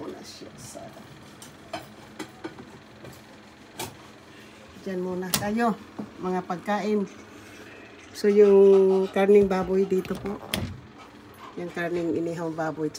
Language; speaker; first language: Filipino; non-native, local second language; Cebuano